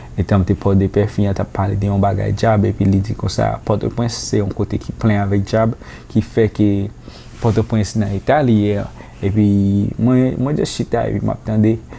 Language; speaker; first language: Haitian Creole; native; Haitian Creole